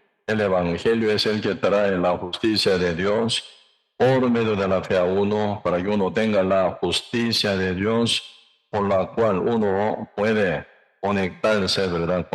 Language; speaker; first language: Spanish; non-native, learner; Korean